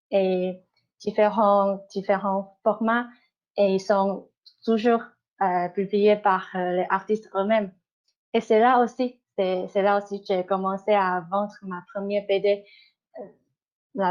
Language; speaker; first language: French; non-native, fluent; Chinese